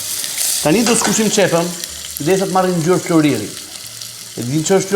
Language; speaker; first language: Albanian; native; Albanian